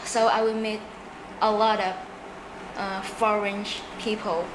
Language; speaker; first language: English; non-native, learner; Vietnamese